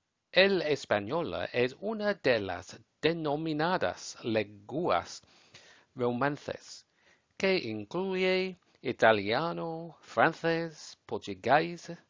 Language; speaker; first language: Spanish; non-native, learner; English